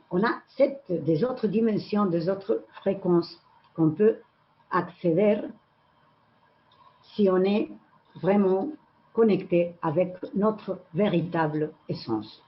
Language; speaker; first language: French; non-native, learner; Spanish